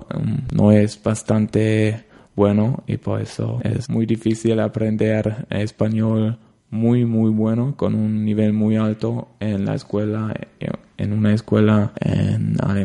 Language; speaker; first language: Spanish; non-native, learner; German